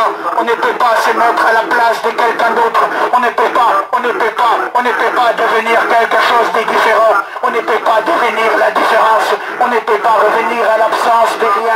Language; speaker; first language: French; native; French